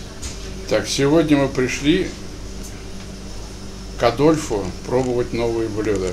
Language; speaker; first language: Russian; native; Russian